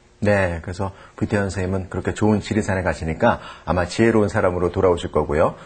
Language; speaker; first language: Korean; native; Korean